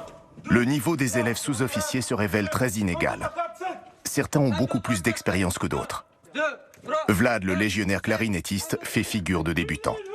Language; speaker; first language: French; native; French